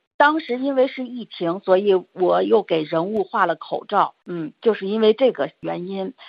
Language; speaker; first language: Chinese; native; Chinese